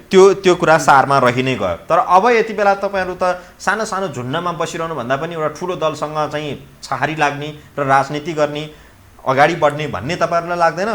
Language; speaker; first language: Nepali; native; Nepali